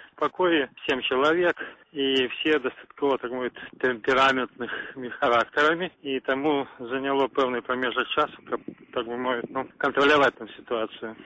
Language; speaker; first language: Belarusian; native; Belarusian